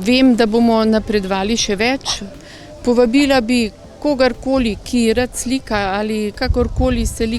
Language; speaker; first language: Slovenian; native; Slovenian